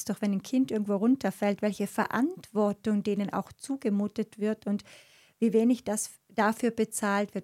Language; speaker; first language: German; native; German